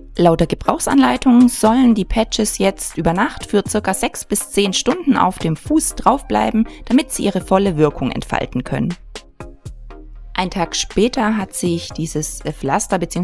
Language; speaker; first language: German; native; German